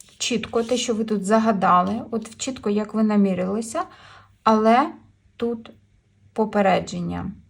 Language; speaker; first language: Ukrainian; non-native, local second language; Russian